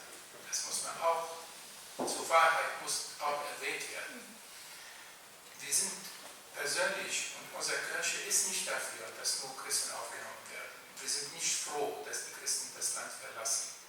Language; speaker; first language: German; non-native, fluent; Arabic